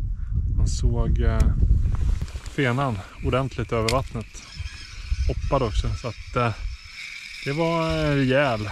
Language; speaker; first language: Swedish; native; Swedish